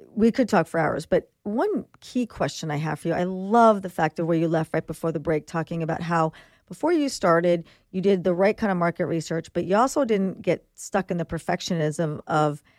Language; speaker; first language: English; native; English